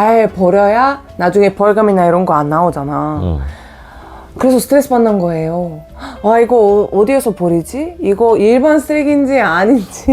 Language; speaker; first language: Korean; non-native, fluent; Bulgarian